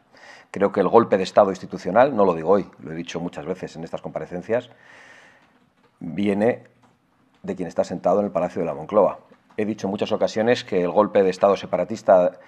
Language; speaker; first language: Spanish; native; Spanish